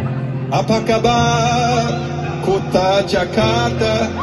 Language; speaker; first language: Indonesian; non-native, learner; English